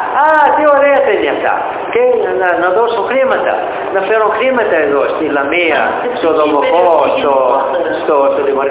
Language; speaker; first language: Greek; early bilingual, heritage; Greek